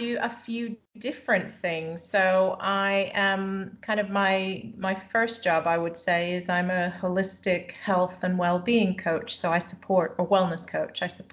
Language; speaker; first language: English; native; English